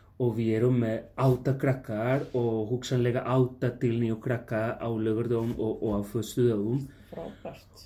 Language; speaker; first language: Icelandic; non-native, fluent; Spanish